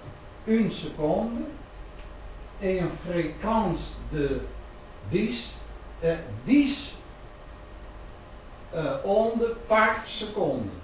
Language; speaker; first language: French; non-native, learner; Dutch